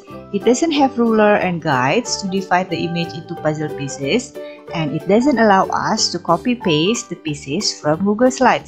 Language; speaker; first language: English; non-native, fluent; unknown